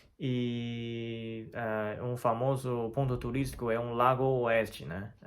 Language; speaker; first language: Portuguese; non-native, fluent; Chinese